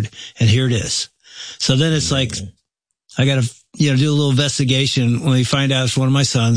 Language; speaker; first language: English; native; English